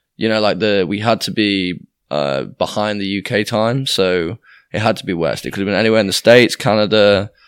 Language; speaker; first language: English; native; English